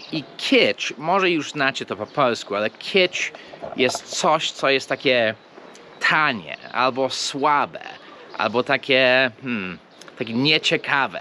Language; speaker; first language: Polish; early bilingual, heritage; English